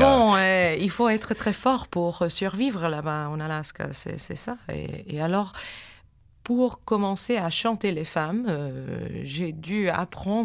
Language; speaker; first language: French; non-native, fluent; English